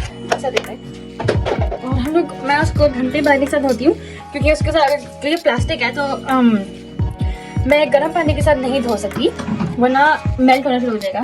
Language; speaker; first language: Hindi; early bilingual, heritage; Hindi